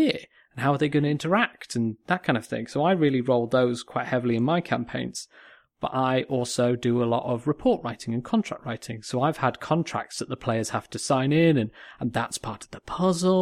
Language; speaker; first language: English; native; English